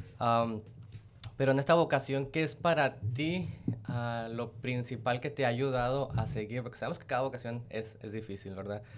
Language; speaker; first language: Spanish; native; Spanish